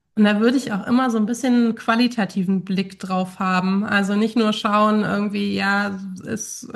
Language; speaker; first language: German; native; German